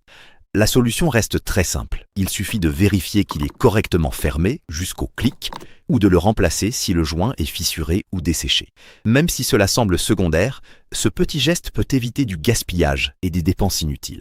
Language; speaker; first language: French; native; French